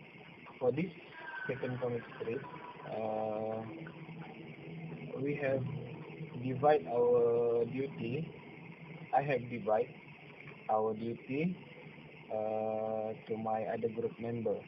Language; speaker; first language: English; non-native, local second language; Malay